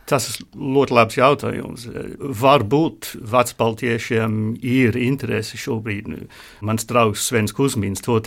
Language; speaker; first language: Latvian; non-native, learner; English